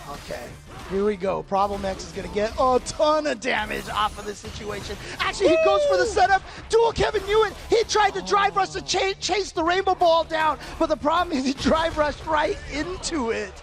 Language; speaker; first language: English; native; English